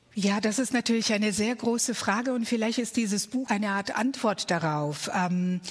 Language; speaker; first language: German; early bilingual, other home language; Croatian